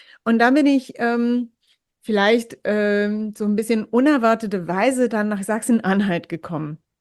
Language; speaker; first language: German; non-native, fluent; English